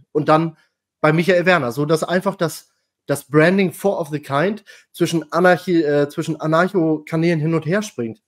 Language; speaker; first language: German; native; German